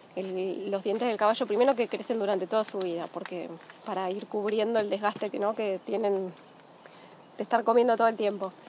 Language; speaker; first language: Spanish; native; Spanish